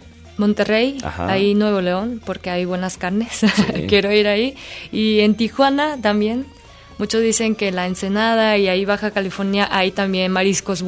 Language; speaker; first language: Spanish; non-native, fluent; Korean